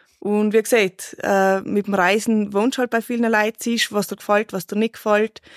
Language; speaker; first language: German; native; German